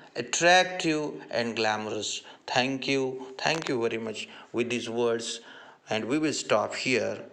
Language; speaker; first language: English; non-native, local second language; Marathi